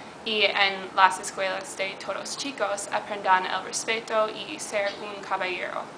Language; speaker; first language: Spanish; non-native, learner; English